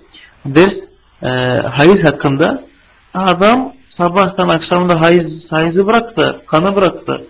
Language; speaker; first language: Turkish; non-native, fluent; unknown